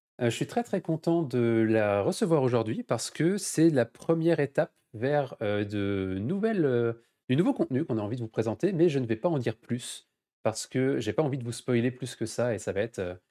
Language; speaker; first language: French; native; French